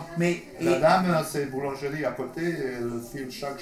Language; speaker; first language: French; non-native, fluent; Bosnian